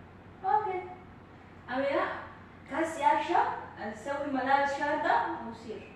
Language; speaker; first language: Arabic; non-native, learner; Oromo